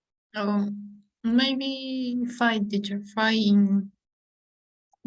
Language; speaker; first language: English; non-native, learner; Spanish